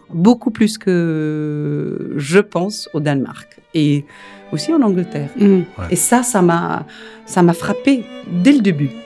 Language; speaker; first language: French; non-native, fluent; Danish